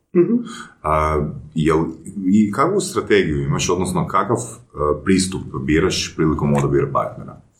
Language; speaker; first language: Croatian; native; Croatian